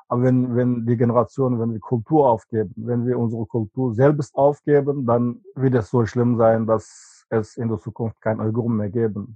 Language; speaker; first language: German; non-native, fluent; Uyghur